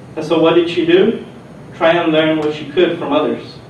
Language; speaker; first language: English; early bilingual, other home language; Spanish